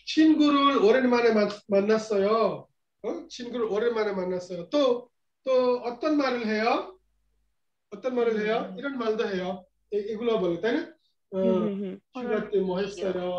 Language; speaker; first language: Korean; non-native, learner; Bangla